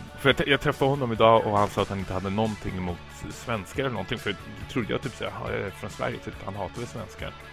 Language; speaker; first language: Swedish; native; Swedish